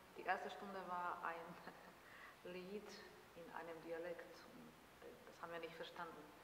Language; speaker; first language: German; non-native, fluent; Bosnian